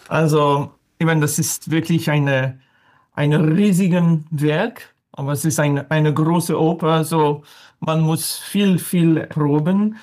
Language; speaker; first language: German; non-native, learner; French